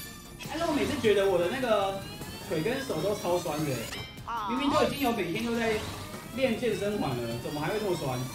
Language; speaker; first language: Chinese; native; Chinese